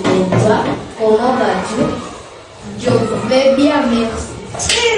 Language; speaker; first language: French; non-native, learner; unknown